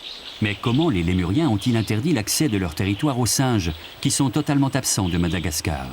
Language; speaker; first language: French; native; French